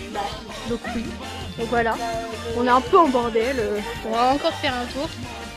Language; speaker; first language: French; native; French